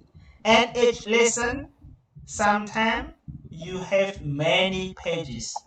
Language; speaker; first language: English; non-native, learner; Khmer